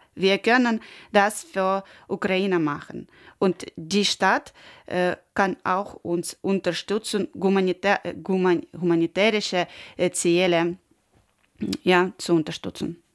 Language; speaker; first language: German; non-native, learner; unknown